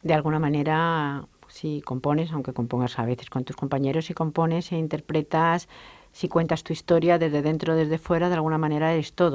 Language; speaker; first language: Spanish; native; Spanish